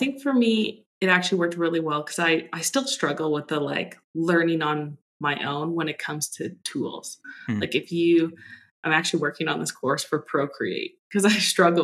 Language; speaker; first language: English; native; English